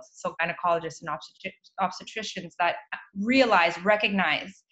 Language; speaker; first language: English; native; English